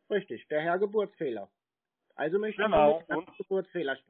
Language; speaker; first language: German; native; German